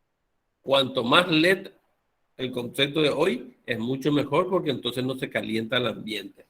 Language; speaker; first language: Spanish; native; Spanish